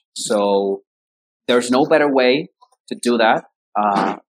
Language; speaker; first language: English; non-native, fluent; Spanish